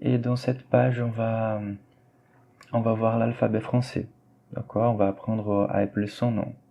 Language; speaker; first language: French; non-native, fluent; Portuguese